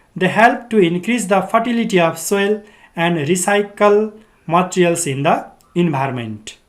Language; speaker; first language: English; non-native, local second language; Nepali